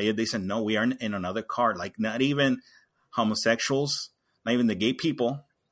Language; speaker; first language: English; non-native, local second language; Spanish